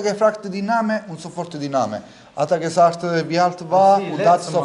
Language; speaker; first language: German; non-native, learner; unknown